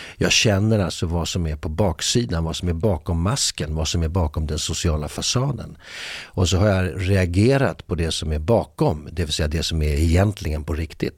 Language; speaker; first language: Swedish; native; Swedish